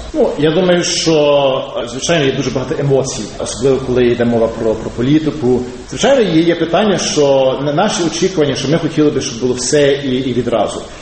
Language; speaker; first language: Ukrainian; early bilingual, heritage; Ukrainian